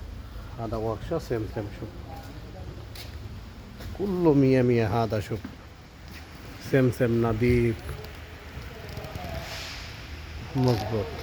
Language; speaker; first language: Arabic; non-native, learner; Bangla